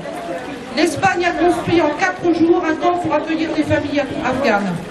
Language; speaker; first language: French; native; French